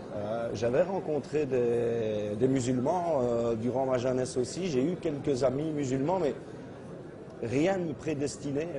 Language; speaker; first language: French; native; French